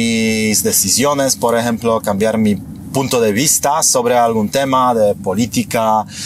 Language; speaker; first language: Spanish; non-native, fluent; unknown